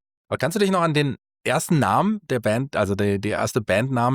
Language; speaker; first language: German; native; German